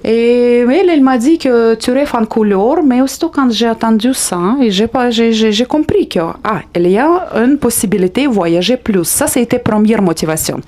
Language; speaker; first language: French; non-native, fluent; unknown